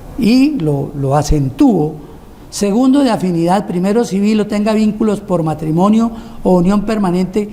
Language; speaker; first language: Spanish; native; Spanish